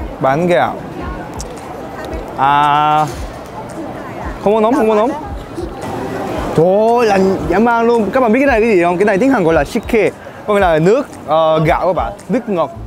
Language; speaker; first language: Vietnamese; non-native, fluent; Korean